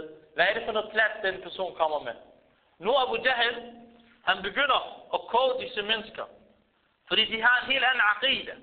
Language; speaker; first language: Danish; early bilingual, other home language; Arabic